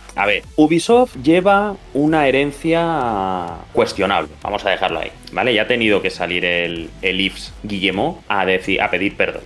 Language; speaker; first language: Spanish; native; Spanish